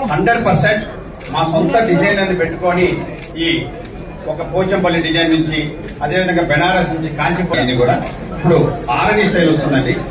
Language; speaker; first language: Telugu; native; Telugu